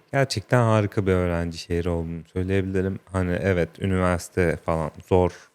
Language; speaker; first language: Turkish; native; Turkish